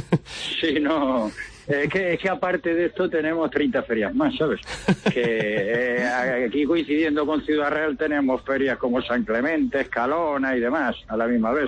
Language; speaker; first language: Spanish; native; Spanish